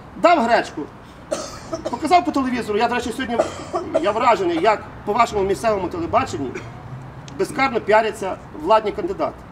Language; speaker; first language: Ukrainian; native; Ukrainian